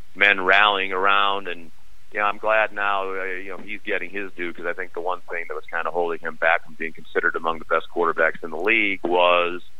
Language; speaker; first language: English; native; English